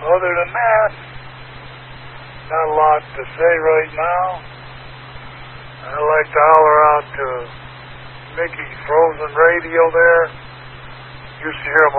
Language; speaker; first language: English; native; English